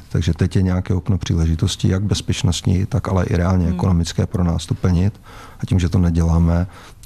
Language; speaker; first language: Czech; native; Czech